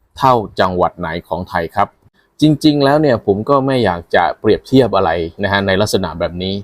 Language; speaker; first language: Thai; native; Thai